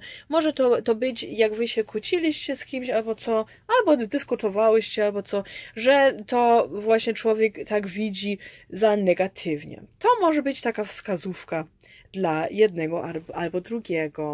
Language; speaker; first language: Polish; early bilingual, heritage; Polish